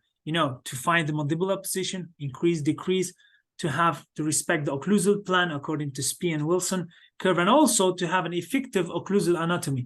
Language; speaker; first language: English; non-native, fluent; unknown